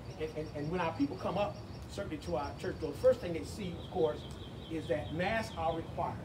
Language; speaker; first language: English; native; English